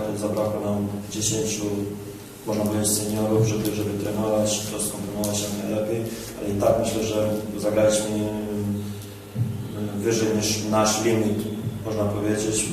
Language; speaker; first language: Polish; non-native, fluent; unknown